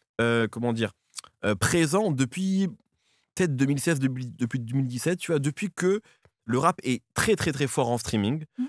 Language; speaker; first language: French; native; French